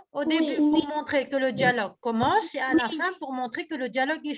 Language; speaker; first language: French; native; French